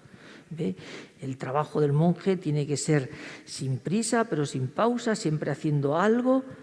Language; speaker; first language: Spanish; native; Spanish